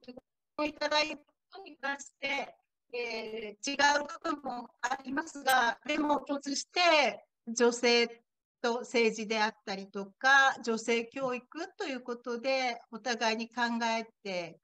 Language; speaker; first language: Japanese; native; Japanese